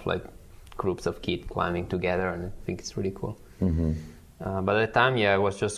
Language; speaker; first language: English; non-native, fluent; Italian